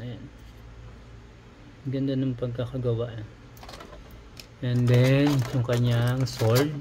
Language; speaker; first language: Filipino; native; Filipino